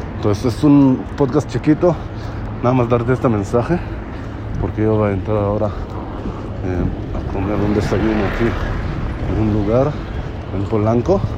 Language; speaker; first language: Spanish; non-native, fluent; Hebrew